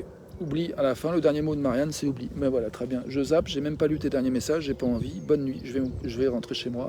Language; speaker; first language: French; native; French